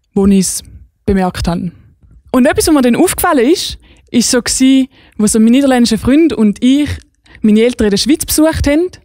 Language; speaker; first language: German; native; German